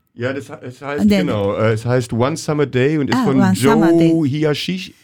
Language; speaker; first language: German; native; German